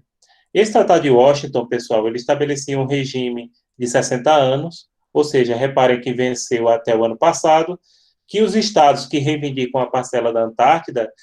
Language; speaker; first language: Portuguese; native; Portuguese